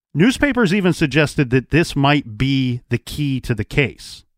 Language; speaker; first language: English; native; English